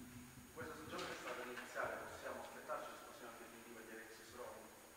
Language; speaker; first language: Italian; native; Italian